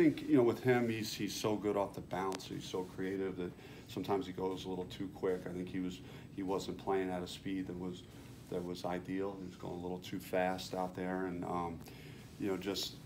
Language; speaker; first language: English; native; English